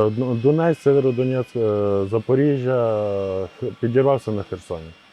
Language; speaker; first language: Ukrainian; native; Ukrainian